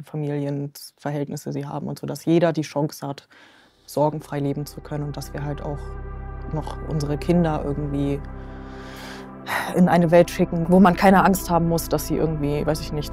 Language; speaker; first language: German; native; German